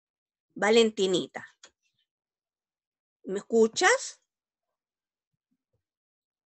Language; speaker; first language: Spanish; native; Spanish